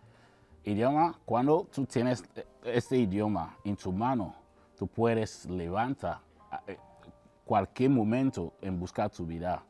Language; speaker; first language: Spanish; non-native, learner; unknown